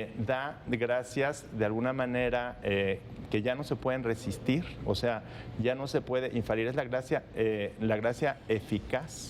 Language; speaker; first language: Spanish; native; Spanish